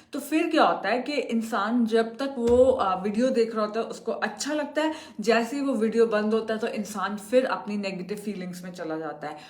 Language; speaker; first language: Hindi; native; Hindi